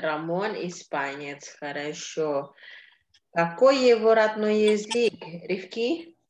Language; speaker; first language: Russian; non-native, fluent; Indonesian